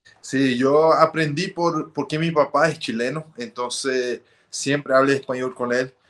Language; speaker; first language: Spanish; early bilingual, heritage; Spanish